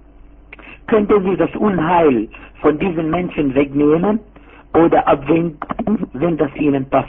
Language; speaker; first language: German; non-native, fluent; Arabic